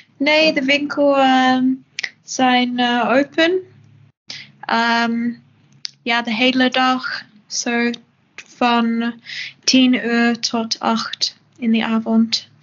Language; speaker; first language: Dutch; non-native, learner; German